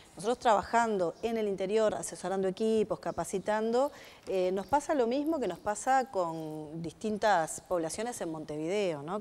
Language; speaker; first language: Spanish; native; Spanish